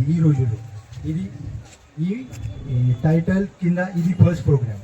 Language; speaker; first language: Telugu; non-native, learner; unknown